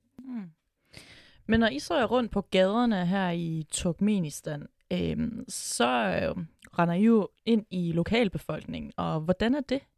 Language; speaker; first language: Danish; native; Danish